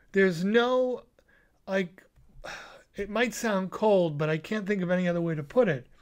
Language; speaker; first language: English; native; English